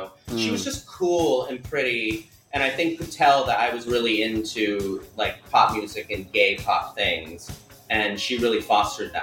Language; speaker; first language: English; native; English